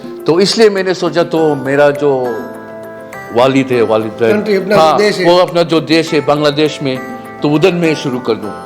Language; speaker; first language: Hindi; non-native, fluent; Bangla